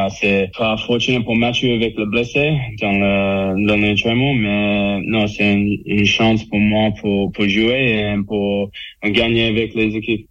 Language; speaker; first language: French; non-native, learner; English